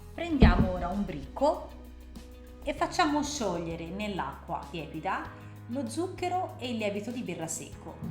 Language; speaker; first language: Italian; native; Italian